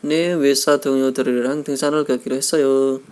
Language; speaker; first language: Korean; non-native, fluent; Indonesian